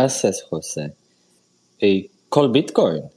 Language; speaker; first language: Spanish; non-native, fluent; Swedish